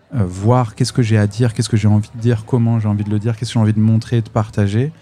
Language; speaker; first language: French; native; French